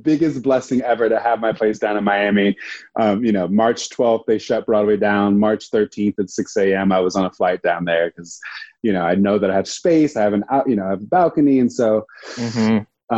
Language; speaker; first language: English; native; English